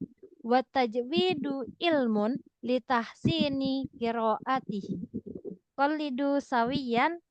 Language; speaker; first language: Arabic; non-native, fluent; Indonesian